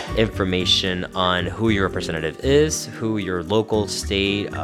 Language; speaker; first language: English; early bilingual, other home language; Spanish